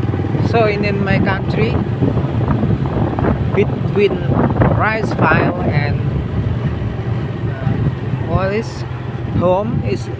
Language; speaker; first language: English; non-native, learner; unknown